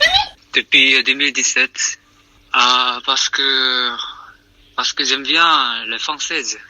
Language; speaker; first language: French; non-native, learner; Korean